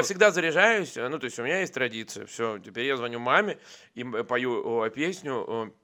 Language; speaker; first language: Russian; native; Russian